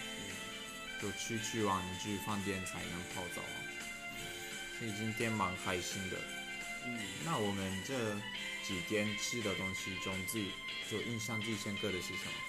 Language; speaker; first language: Chinese; non-native, learner; Japanese